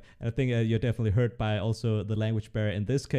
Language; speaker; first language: English; non-native, fluent; Danish